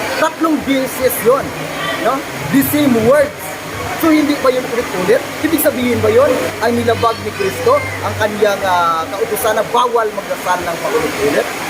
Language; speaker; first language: Filipino; non-native, local second language; Cebuano